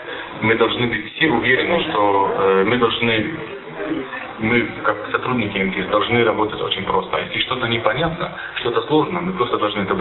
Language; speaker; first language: Russian; non-native, fluent; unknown